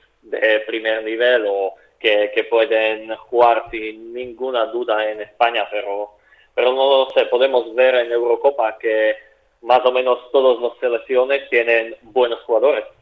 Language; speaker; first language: Spanish; non-native, fluent; Slovak